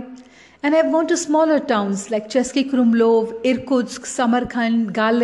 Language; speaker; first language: English; non-native, local second language; Tamil